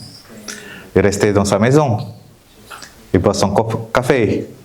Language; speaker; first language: French; non-native, fluent; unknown